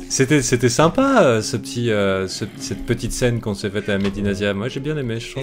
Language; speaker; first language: French; native; French